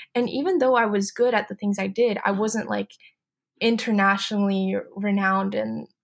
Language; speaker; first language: English; non-native, fluent; Chinese